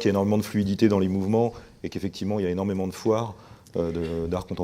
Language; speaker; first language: French; native; French